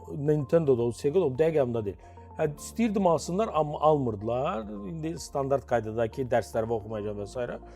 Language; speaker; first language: Azerbaijani; native; Azerbaijani